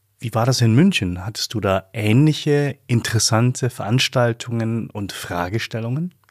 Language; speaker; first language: German; native; German